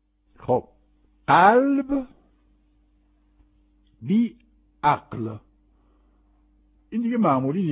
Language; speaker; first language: Persian; non-native, fluent; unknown